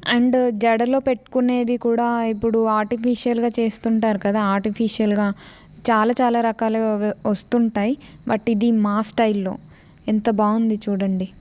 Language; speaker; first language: Telugu; non-native, local second language; Lambadi